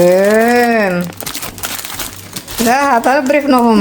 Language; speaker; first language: German; non-native, learner; Indonesian